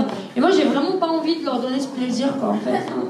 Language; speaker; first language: French; native; French